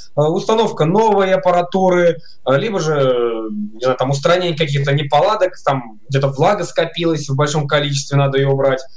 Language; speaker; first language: Russian; native; Russian